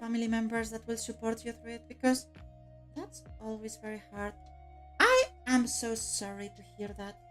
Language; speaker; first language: English; non-native, fluent; Spanish